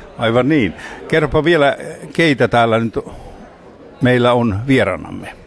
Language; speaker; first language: Finnish; native; Finnish